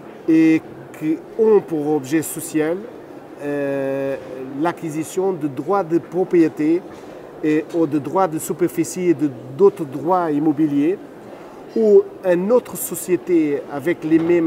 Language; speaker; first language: French; non-native, fluent; Portuguese